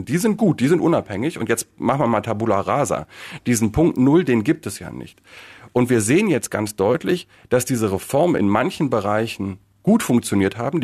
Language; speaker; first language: German; native; German